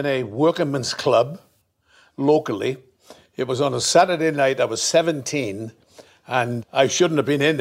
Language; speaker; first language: English; native; English